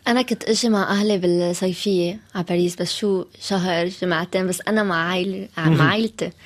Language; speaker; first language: Arabic; native; Arabic